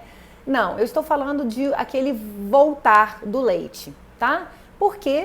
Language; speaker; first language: Portuguese; native; Portuguese